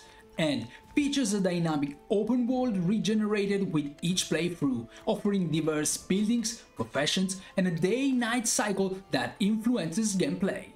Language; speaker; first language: English; non-native, fluent; Italian